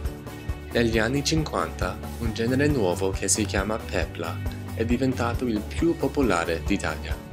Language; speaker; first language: Italian; non-native, learner; English